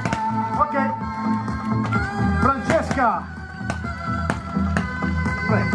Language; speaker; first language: French; non-native, learner; Italian